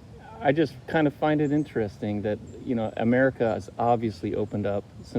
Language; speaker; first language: English; native; English